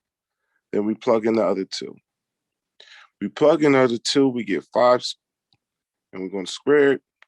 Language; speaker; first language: English; native; English